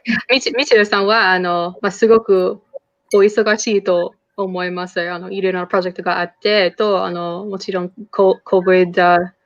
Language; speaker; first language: Japanese; non-native, fluent; English